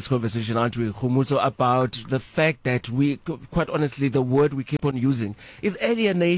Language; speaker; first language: English; non-native, local second language; Zulu